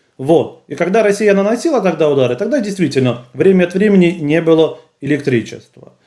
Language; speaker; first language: Russian; native; Russian